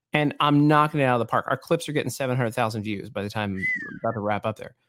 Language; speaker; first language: English; native; English